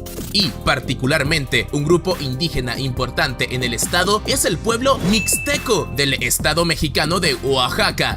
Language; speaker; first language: Spanish; native; Spanish